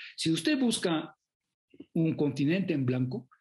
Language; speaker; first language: Spanish; non-native, fluent; French